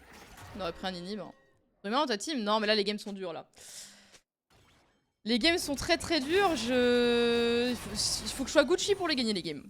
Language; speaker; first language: French; native; French